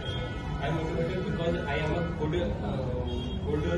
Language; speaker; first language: English; non-native, learner; Hindi